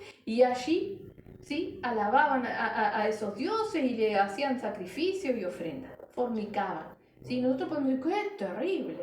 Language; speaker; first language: Spanish; native; Spanish